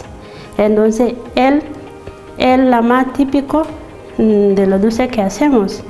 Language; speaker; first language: Spanish; non-native, fluent; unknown